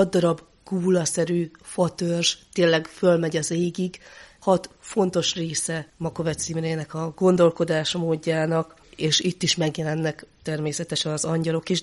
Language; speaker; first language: Hungarian; native; Hungarian